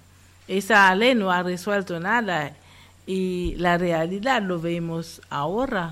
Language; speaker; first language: Spanish; non-native, fluent; Haitian Creole